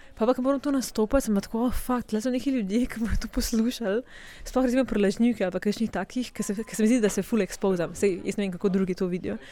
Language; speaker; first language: Slovenian; native; Slovenian